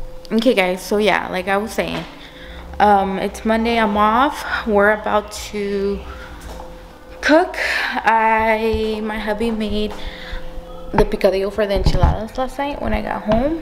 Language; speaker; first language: English; early bilingual, other home language; Spanish